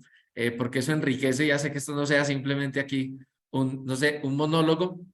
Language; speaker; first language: Spanish; native; Spanish